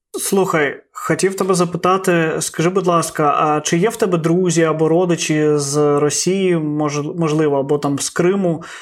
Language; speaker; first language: Ukrainian; non-native, local second language; Russian